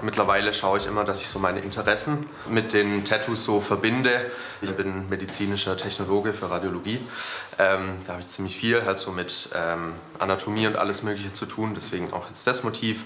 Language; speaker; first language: German; native; German